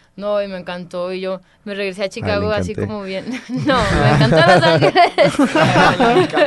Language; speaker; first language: Spanish; early bilingual, heritage; Spanish